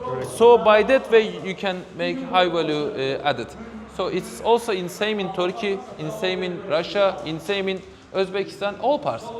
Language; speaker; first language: English; non-native, fluent; Turkish